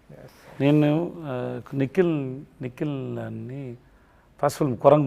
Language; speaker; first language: Telugu; non-native, learner; Tamil